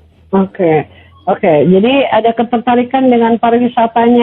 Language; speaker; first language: Indonesian; native; Indonesian